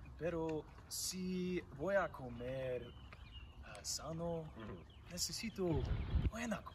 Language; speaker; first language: Spanish; non-native, learner; English